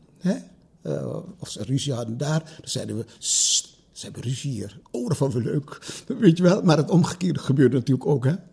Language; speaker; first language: Dutch; early bilingual, other home language; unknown